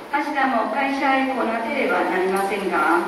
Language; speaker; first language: Japanese; non-native, fluent; Chinese